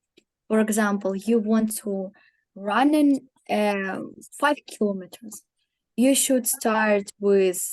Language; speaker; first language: English; non-native, learner; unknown